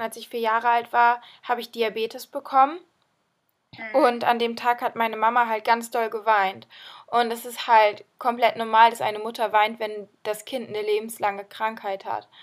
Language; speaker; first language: German; native; German